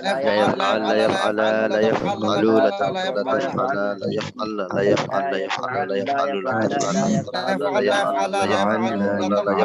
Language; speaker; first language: Arabic; non-native, learner; Bangla